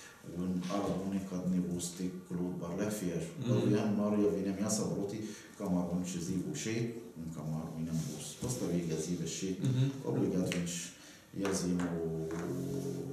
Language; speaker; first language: Latvian; non-native, learner; Arabic